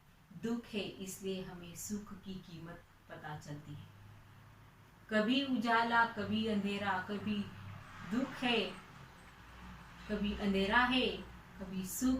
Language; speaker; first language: Hindi; non-native, local second language; Marathi